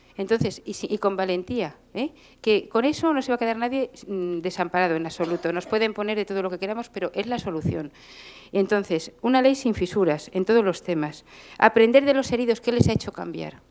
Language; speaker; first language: Spanish; native; Spanish